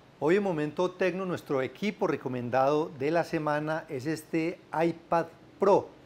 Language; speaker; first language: Spanish; native; Spanish